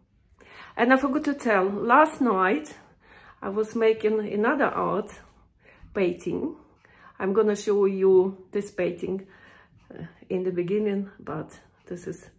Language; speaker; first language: English; non-native, learner; Russian